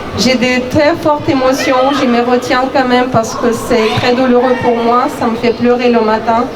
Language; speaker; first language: French; non-native, fluent; Ukrainian